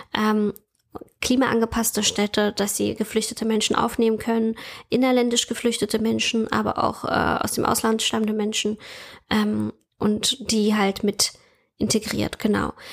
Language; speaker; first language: German; early bilingual, other home language; Russian